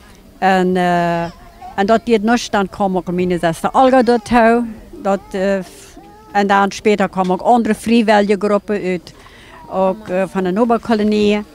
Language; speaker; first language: German; non-native, local second language; Plautdietsch